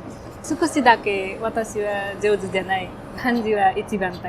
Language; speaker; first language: Japanese; non-native, learner; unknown